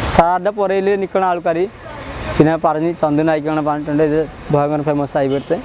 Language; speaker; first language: Malayalam; non-native, local second language; Odia